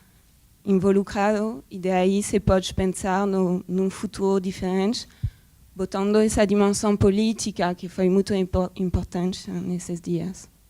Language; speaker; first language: Portuguese; non-native, fluent; French